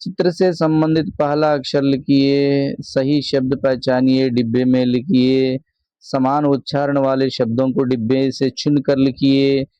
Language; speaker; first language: Hindi; non-native, local second language; Telugu